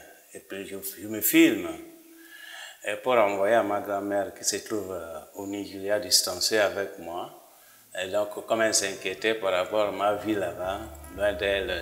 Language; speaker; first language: French; non-native, local second language; Igbo